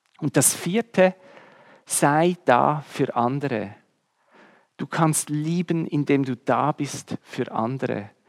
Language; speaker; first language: German; native; German